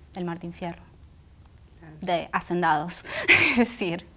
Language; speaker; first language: Spanish; non-native, local second language; Guarani